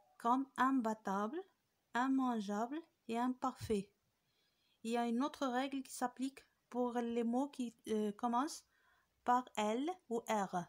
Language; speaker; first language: French; non-native, local second language; Arabic